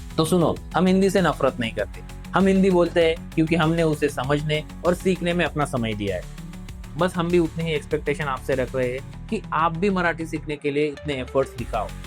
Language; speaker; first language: Hindi; non-native, local second language; Marathi